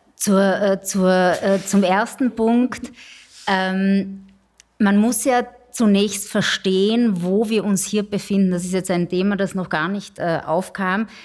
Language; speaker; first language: German; native; German